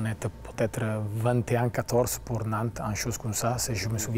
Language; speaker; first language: French; non-native, fluent; Italian